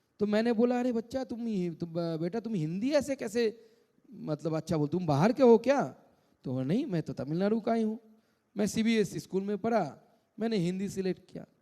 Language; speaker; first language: Hindi; non-native, local second language; Bangla